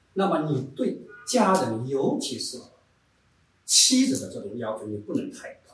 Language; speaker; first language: Chinese; native; Chinese